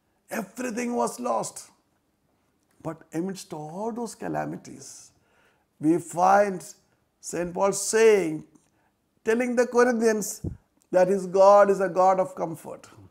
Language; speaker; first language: English; non-native, local second language; Malayalam